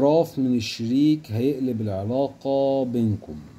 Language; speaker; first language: Arabic; native; Arabic